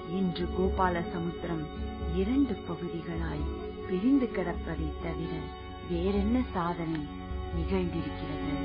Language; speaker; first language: Tamil; native; Tamil